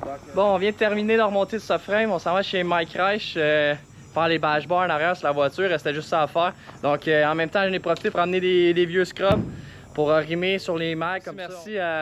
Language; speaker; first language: French; native; French